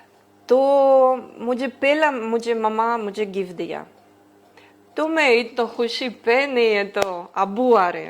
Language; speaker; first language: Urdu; early bilingual, heritage; Greek